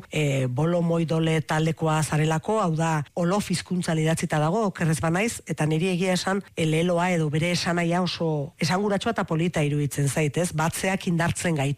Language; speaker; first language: Basque; native; Basque